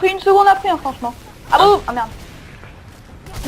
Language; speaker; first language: French; native; French